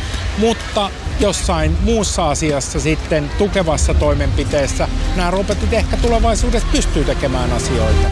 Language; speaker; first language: Finnish; native; Finnish